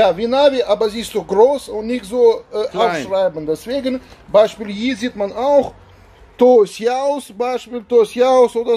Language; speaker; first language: German; non-native, learner; Russian